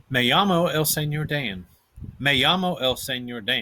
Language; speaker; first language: Spanish; non-native, fluent; English